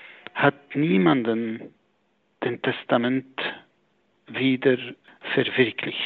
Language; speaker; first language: German; non-native, fluent; Arabic